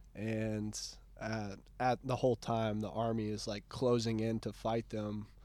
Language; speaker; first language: English; native; English